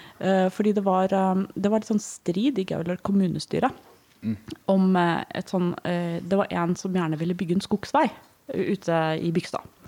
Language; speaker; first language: Norwegian; early bilingual, other home language; Danish